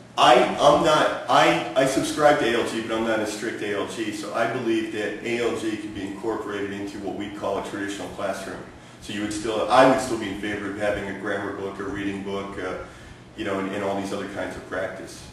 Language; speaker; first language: English; native; English